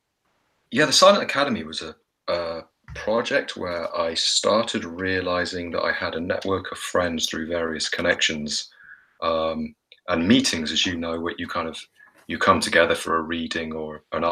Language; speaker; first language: English; native; English